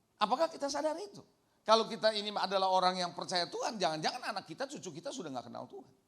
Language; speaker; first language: Indonesian; native; Indonesian